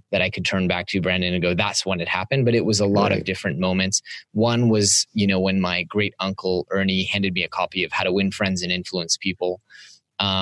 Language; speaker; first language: English; native; English